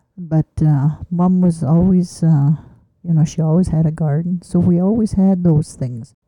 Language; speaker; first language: English; native; English